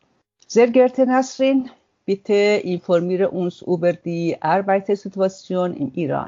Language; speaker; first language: German; non-native, learner; Persian